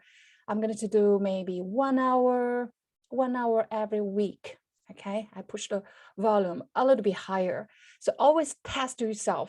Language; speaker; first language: English; non-native, fluent; Chinese